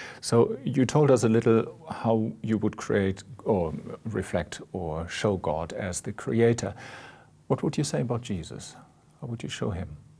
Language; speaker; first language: English; non-native, fluent; German